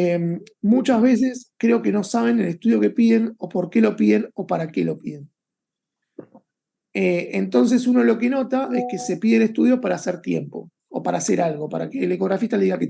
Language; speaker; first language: Spanish; native; Spanish